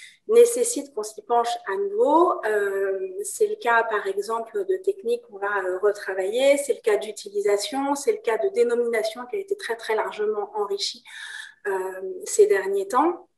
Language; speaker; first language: French; native; French